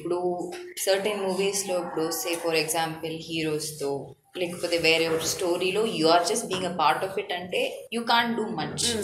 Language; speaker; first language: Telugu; non-native, learner; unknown